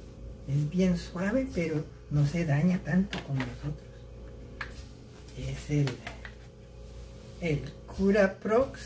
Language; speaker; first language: Spanish; early bilingual, heritage; Spanish